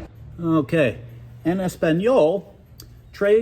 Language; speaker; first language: Spanish; non-native, learner; English